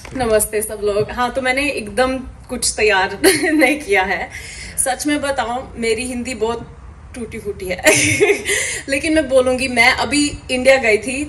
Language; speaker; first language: Hindi; early bilingual, heritage; English